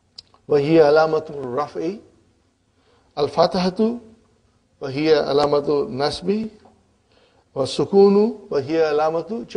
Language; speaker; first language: Arabic; non-native, fluent; Urdu